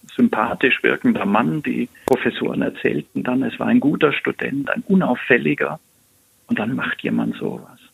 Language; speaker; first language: German; native; German